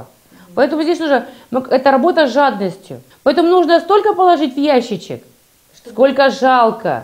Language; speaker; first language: Russian; native; Russian